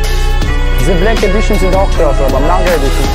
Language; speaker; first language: German; native; German